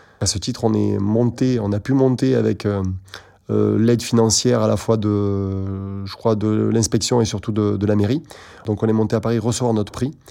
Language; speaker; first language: French; native; French